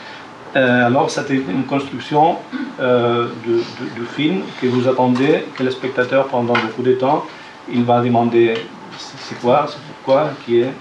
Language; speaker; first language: French; non-native, fluent; Spanish